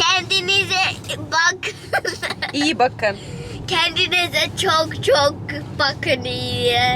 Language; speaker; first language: Turkish; early bilingual, heritage; Turkish